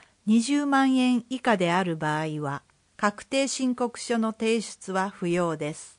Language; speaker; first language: Japanese; native; Japanese